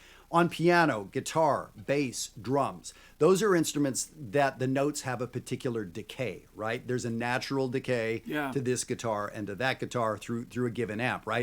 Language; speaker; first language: English; native; English